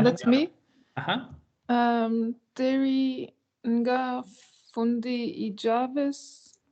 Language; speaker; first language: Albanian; non-native, learner; Norwegian